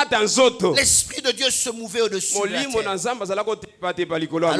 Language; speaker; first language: French; non-native, local second language; Lingala